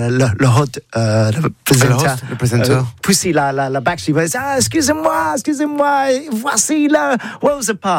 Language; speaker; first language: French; non-native, learner; English